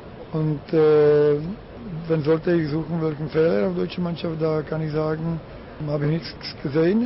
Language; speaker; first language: German; non-native, learner; Czech